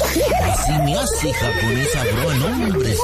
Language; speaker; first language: Spanish; native; Spanish